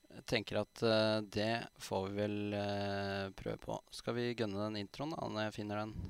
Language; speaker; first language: Norwegian; native; Norwegian